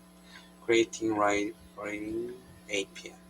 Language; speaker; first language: English; non-native, learner; Korean